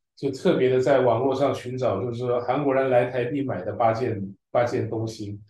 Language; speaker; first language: Chinese; early bilingual, heritage; Chinese